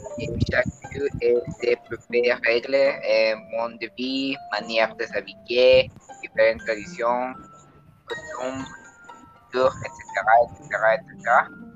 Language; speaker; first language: French; non-native, learner; Spanish